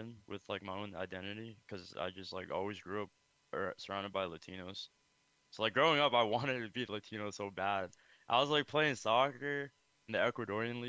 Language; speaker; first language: English; early bilingual, other home language; Khmer